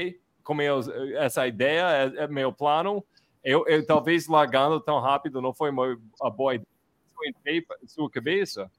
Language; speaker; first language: Portuguese; non-native, fluent; English